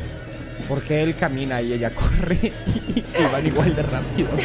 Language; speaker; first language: Spanish; native; Spanish